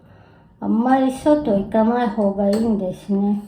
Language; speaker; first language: Japanese; non-native, learner; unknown